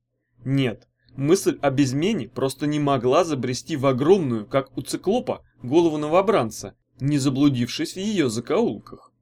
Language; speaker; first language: Russian; native; Russian